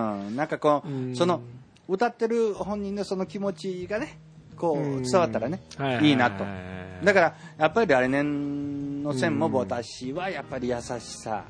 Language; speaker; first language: Japanese; native; Japanese